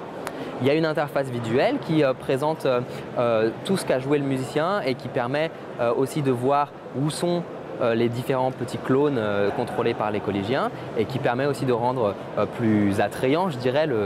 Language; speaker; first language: French; native; French